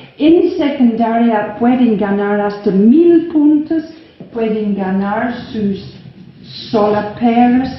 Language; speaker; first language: Spanish; non-native, fluent; English